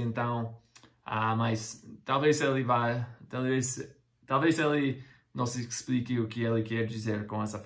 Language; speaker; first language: Portuguese; non-native, fluent; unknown